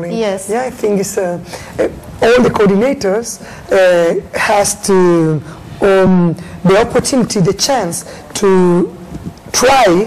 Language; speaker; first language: English; non-native, learner; Spanish